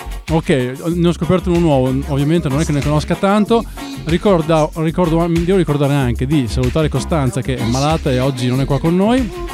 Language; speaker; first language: Italian; native; Italian